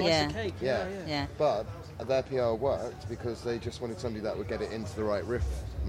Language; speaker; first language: English; native; English